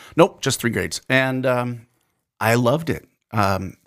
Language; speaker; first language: English; native; English